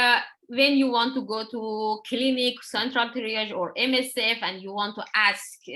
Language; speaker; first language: English; non-native, learner; Persian